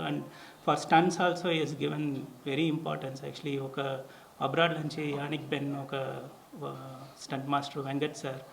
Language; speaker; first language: Telugu; non-native, learner; Tamil